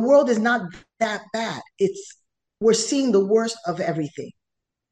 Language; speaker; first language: English; non-native, fluent; Spanish